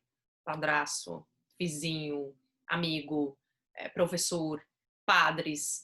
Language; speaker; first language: Portuguese; non-native, fluent; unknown